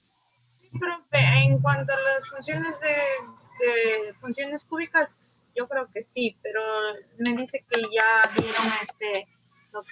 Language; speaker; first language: Spanish; native; Spanish